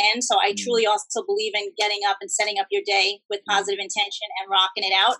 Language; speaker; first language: English; native; English